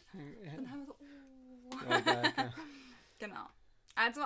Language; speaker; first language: German; native; German